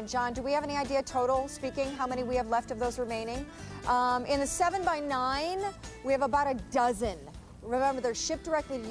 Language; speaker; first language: English; native; English